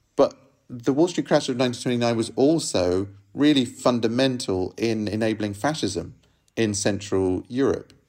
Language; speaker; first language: English; native; English